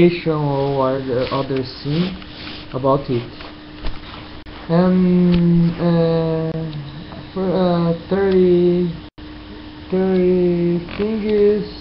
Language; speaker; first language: English; non-native, learner; Portuguese